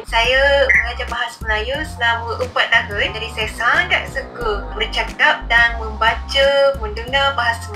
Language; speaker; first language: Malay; non-native, fluent; Japanese